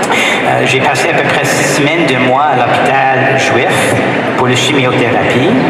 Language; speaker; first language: French; non-native, fluent; English